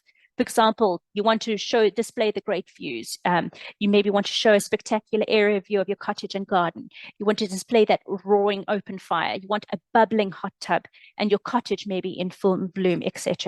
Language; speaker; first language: English; native; English